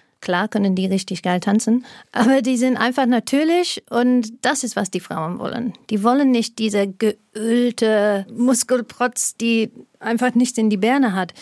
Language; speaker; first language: German; non-native, fluent; English